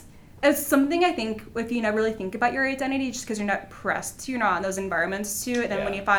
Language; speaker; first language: English; native; English